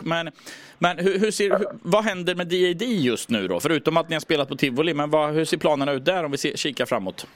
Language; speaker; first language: Swedish; native; Swedish